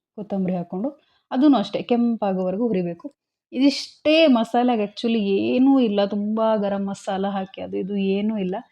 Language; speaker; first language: Kannada; non-native, local second language; Konkani